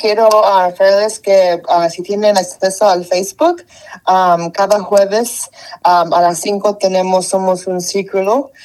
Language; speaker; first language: Spanish; early bilingual, heritage; Spanish